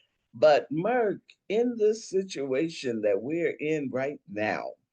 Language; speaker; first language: English; native; English